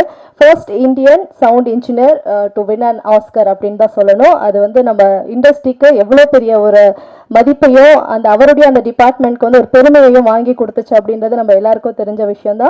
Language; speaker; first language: Tamil; native; Tamil